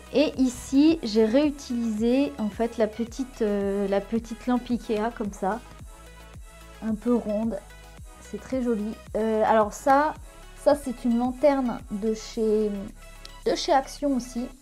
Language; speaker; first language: French; native; French